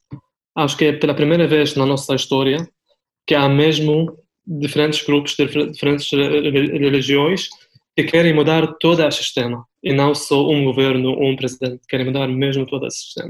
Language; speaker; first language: Portuguese; non-native, fluent; Arabic